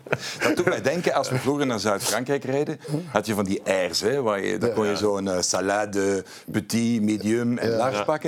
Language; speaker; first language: Dutch; native; Dutch